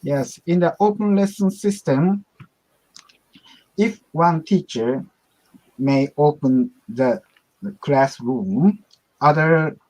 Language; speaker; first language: English; non-native, learner; Japanese